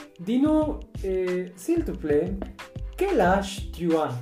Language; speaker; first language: French; non-native, learner; Spanish